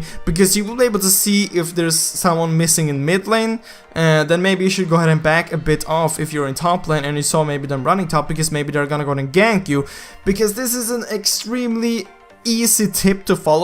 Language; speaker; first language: English; non-native, fluent; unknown